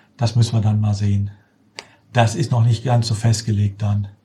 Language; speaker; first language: German; native; German